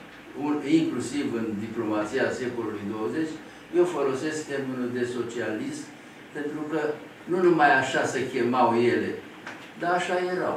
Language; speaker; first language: Romanian; native; Romanian